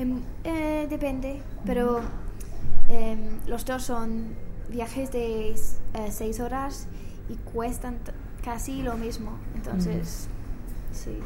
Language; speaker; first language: Spanish; non-native, learner; English